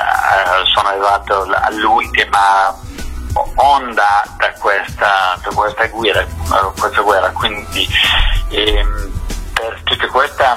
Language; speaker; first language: Italian; non-native, fluent; English